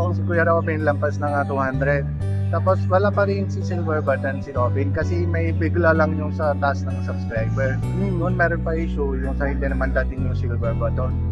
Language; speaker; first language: Filipino; non-native, learner; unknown